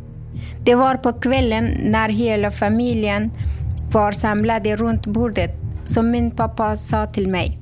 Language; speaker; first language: Swedish; non-native, local second language; Persian